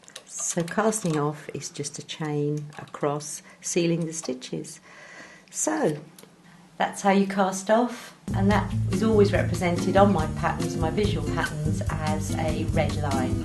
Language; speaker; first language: English; native; English